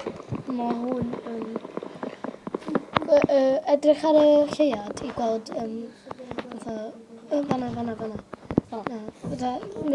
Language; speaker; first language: Welsh; non-native, local second language; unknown